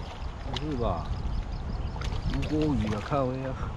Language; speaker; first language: Chinese; native; Chinese